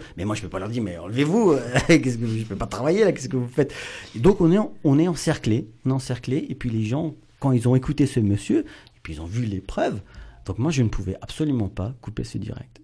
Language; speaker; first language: French; native; French